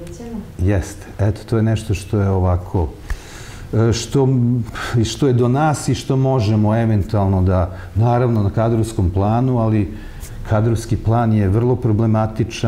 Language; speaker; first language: Serbian; native; Serbian